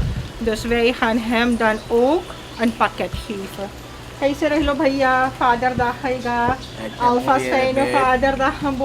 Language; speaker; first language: Dutch; non-native, local second language; Caribbean Hindustani